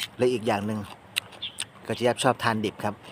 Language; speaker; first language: Thai; native; Thai